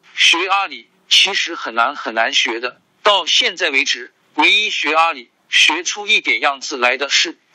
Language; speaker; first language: Chinese; non-native, local second language; Hakka Chinese